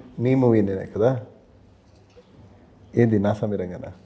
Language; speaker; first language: Telugu; non-native, learner; Kannada